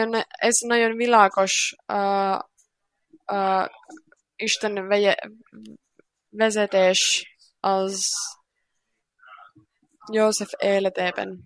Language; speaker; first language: Hungarian; non-native, learner; Finnish